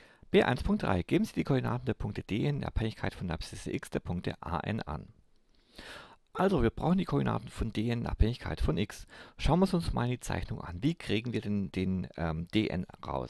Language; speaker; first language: German; native; German